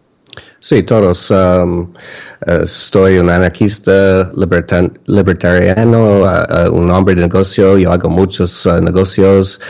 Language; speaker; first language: Spanish; non-native, learner; English